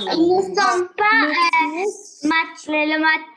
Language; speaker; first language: French; non-native, learner; Arabic